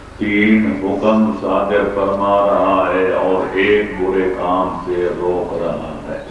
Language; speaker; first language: Urdu; non-native, local second language; Punjabi